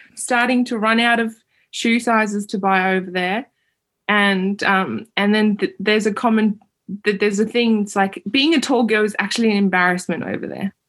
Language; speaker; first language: English; early bilingual, other home language; Uyghur